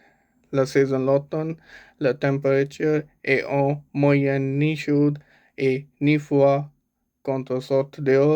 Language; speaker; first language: French; non-native, learner; Punjabi